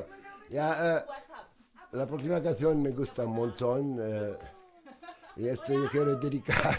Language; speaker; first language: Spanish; non-native, learner; German